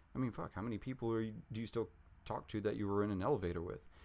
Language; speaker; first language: English; native; English